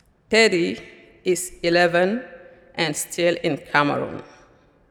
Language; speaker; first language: English; non-native, local second language; French